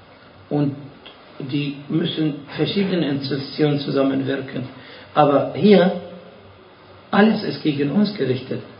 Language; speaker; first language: German; non-native, fluent; Arabic